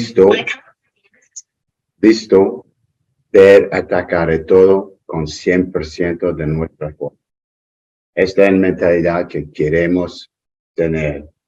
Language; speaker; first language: Spanish; non-native, learner; English